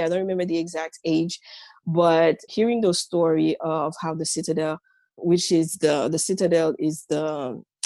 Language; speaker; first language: English; non-native, fluent; Haitian Creole